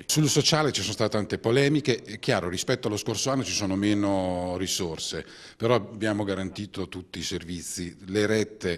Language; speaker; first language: Italian; native; Italian